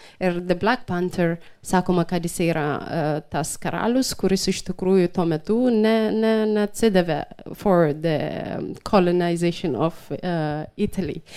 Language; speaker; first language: Lithuanian; non-native, fluent; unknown